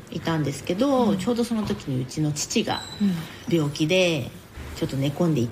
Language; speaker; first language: Japanese; native; Japanese